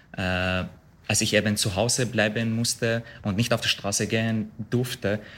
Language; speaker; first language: German; non-native, fluent; Arabic